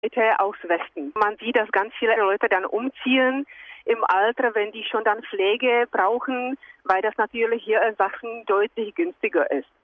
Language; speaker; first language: German; non-native, fluent; Czech